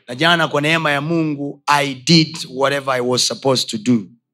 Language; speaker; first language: English; non-native, local second language; Swahili